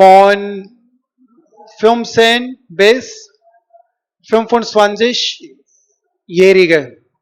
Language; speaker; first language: German; non-native, learner; Hindi